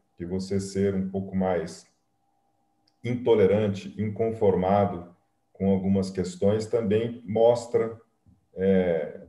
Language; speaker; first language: Portuguese; native; Portuguese